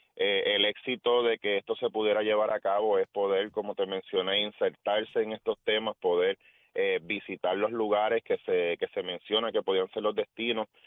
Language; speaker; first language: Spanish; native; Spanish